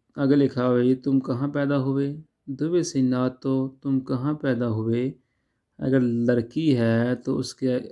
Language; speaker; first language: Urdu; non-native, local second language; Punjabi